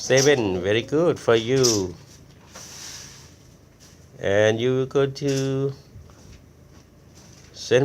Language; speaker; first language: English; non-native, learner; Thai